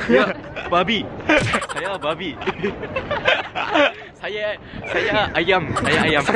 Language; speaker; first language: Indonesian; non-native, learner; Japanese